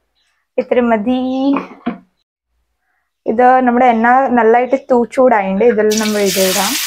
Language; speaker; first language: Malayalam; non-native, learner; Hindi